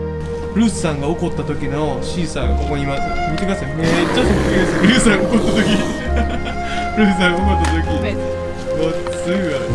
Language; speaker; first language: Japanese; native; Japanese